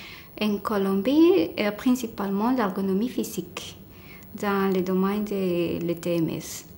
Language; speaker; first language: French; non-native, fluent; Spanish